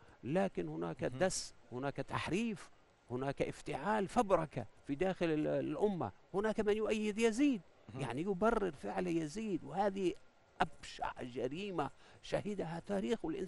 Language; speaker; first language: Arabic; non-native, fluent; Persian